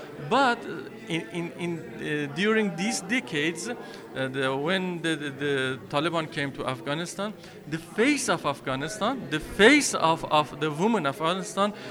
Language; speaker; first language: English; non-native, fluent; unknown